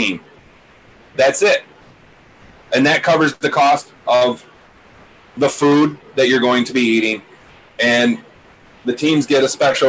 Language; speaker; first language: English; native; English